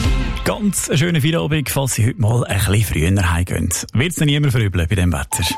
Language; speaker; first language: German; native; German